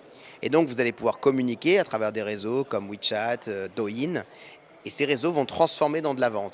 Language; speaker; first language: French; native; French